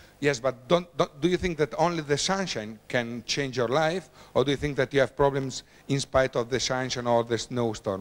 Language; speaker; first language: English; non-native, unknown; Italian